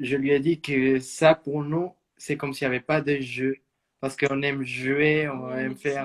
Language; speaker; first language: French; non-native, fluent; Spanish